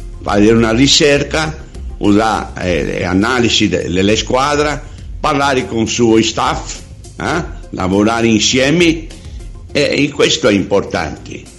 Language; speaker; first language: Italian; non-native, learner; Portuguese